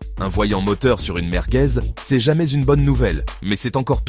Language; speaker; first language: French; native; French